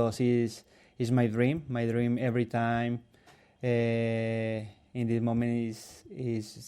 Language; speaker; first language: English; non-native, learner; Spanish